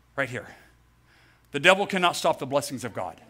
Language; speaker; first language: English; native; English